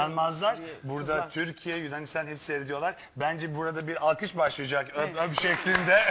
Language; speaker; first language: Turkish; native; Turkish